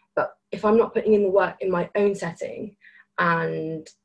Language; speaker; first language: English; native; English